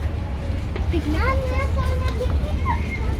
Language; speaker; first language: Turkish; early bilingual, heritage; Turkish